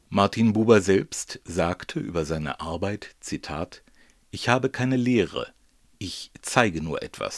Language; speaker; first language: German; native; German